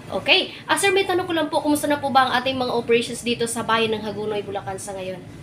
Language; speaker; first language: Filipino; native; Filipino